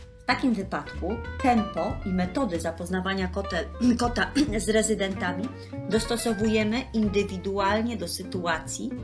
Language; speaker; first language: Polish; native; Polish